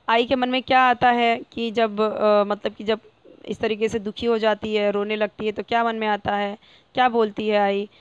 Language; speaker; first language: Hindi; non-native, local second language; Marathi